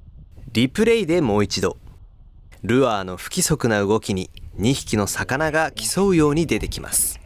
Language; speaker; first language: Japanese; native; Japanese